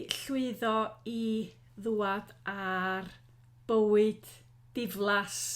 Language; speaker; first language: Welsh; native; Welsh